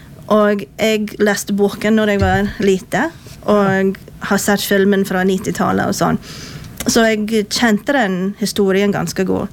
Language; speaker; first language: Norwegian; non-native, fluent; English